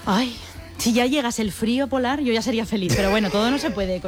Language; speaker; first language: Spanish; native; Spanish